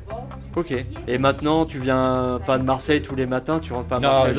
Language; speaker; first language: French; native; French